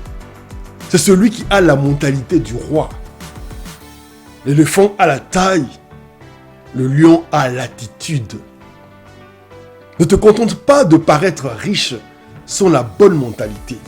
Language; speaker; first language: French; non-native, local second language; Lingala